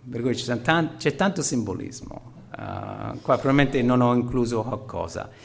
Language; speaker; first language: Italian; non-native, fluent; English